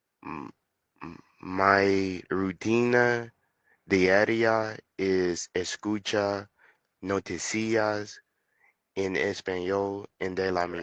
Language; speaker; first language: Spanish; non-native, learner; English